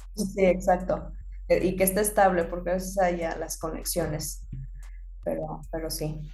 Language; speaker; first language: Spanish; early bilingual, heritage; Spanish